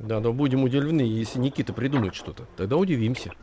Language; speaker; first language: Russian; native; Russian